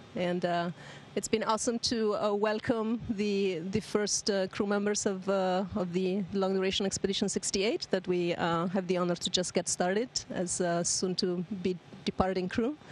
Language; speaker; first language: English; non-native, fluent; Italian